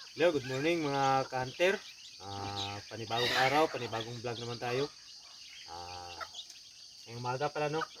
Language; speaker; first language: Filipino; non-native, local second language; Cebuano